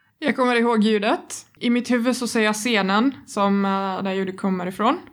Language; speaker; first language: Swedish; non-native, fluent; Arabic